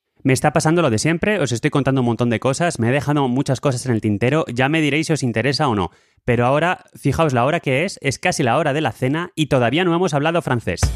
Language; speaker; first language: Spanish; native; Spanish